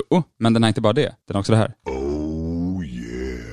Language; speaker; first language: Swedish; native; Swedish